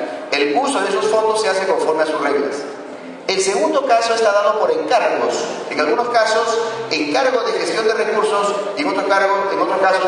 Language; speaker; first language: Spanish; native; Spanish